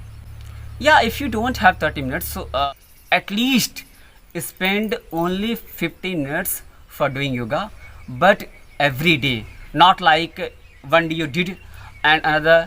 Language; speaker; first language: English; non-native, learner; Hindi